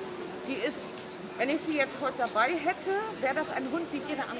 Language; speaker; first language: German; native; German